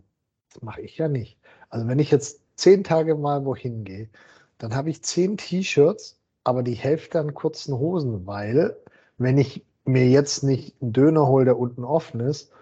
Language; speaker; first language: German; native; German